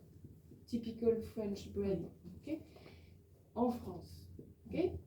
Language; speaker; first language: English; non-native, learner; French